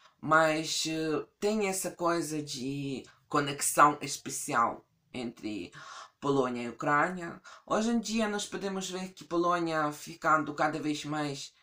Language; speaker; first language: Portuguese; non-native, fluent; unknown